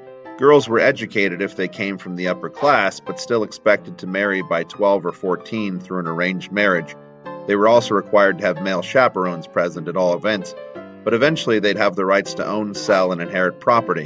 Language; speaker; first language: English; native; English